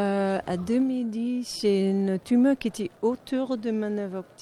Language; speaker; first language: French; non-native, fluent; English